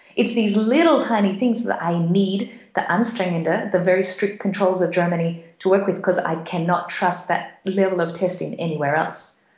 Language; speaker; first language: English; native; English